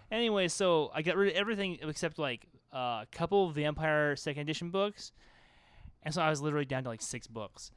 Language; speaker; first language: English; native; English